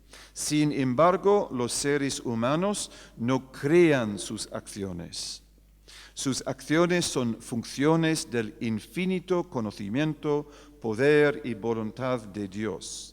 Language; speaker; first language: Spanish; non-native, fluent; English